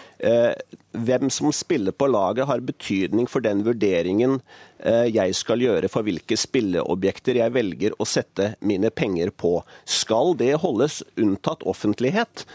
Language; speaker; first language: Norwegian; native; Norwegian